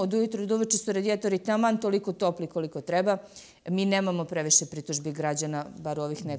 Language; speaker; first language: Serbian; native; Serbian